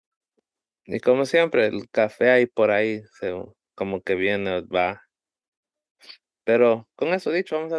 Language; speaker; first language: Spanish; early bilingual, heritage; Spanish